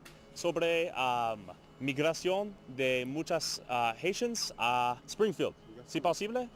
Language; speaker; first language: Spanish; non-native, learner; English